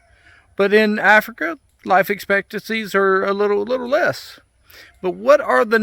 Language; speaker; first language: English; native; English